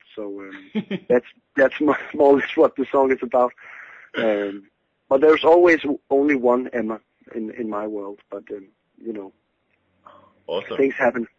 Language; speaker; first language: English; non-native, fluent; Danish